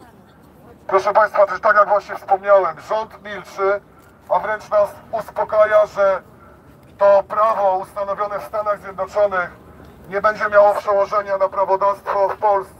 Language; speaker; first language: Polish; native; Polish